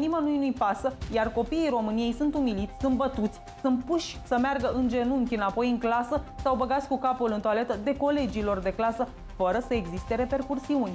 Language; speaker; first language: Romanian; native; Romanian